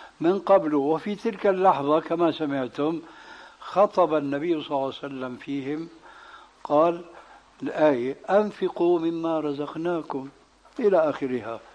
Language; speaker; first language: Arabic; early bilingual, other home language; Albanian